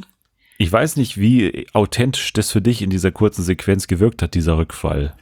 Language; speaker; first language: German; native; German